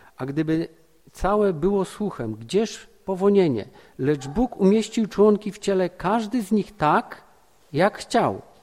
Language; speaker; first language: Polish; native; Polish